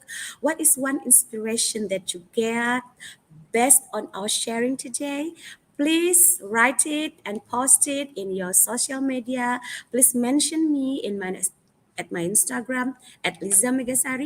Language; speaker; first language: English; non-native, fluent; Indonesian